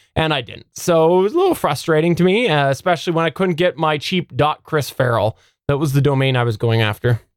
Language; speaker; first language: English; native; English